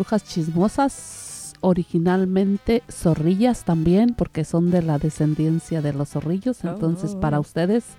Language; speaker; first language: Spanish; native; Spanish